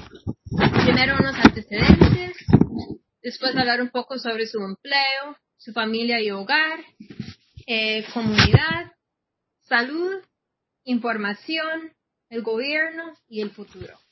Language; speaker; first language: Spanish; non-native, fluent; English